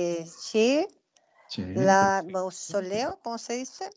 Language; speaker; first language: Italian; non-native, learner; Spanish